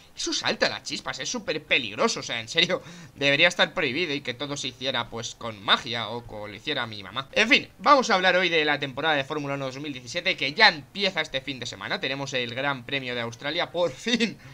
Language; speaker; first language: Spanish; native; Spanish